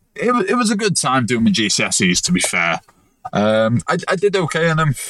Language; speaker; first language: English; native; English